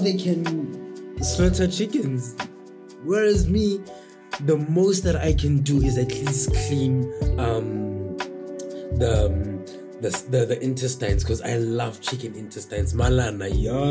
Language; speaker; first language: English; non-native, local second language; Southern Sotho